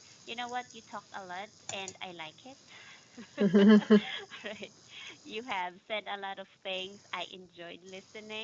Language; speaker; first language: English; non-native, fluent; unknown